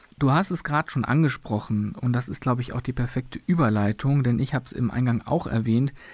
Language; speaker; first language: German; native; German